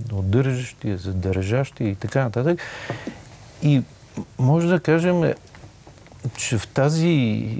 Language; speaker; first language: Bulgarian; native; Bulgarian